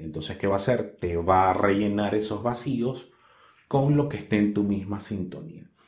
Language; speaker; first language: Spanish; native; Spanish